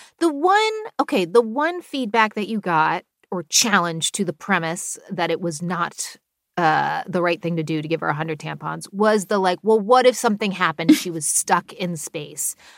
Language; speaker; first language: English; native; English